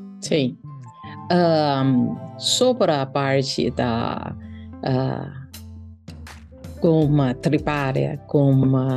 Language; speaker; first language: Portuguese; non-native, learner; Chinese